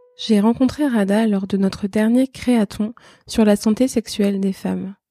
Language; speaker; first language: French; native; French